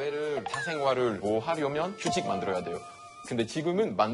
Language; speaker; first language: Korean; non-native, fluent; French